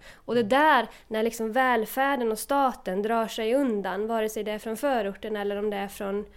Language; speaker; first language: Swedish; native; Swedish